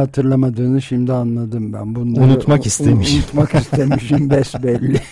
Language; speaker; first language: Turkish; native; Turkish